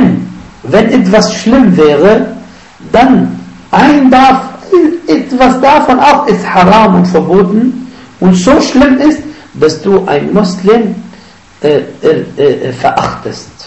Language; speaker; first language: German; non-native, fluent; Arabic